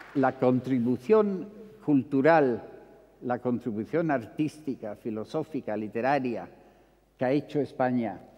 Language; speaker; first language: Spanish; non-native, fluent; English